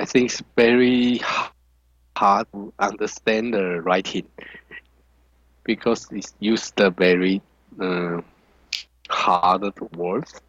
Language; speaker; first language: English; non-native, learner; Chinese